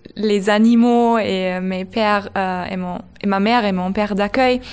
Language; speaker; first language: French; non-native, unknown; German